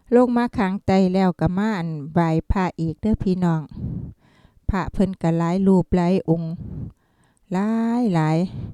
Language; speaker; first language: Thai; native; Thai